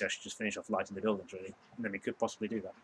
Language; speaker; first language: English; native; English